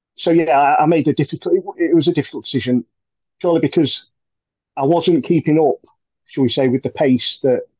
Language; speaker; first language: English; native; English